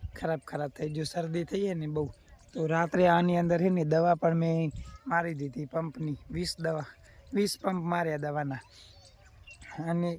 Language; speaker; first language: Gujarati; native; Gujarati